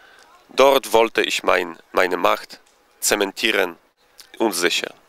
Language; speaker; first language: German; non-native, fluent; Polish